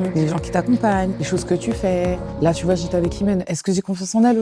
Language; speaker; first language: French; native; French